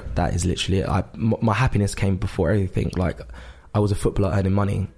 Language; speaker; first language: English; native; English